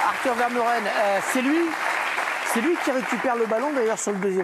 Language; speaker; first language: French; native; French